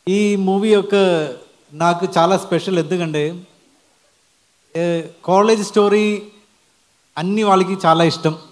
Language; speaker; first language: Telugu; non-native, learner; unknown